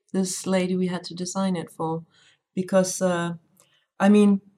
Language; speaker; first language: English; non-native, fluent; Danish